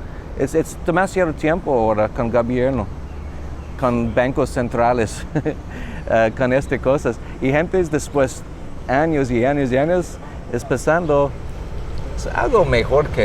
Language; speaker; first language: Spanish; non-native, learner; English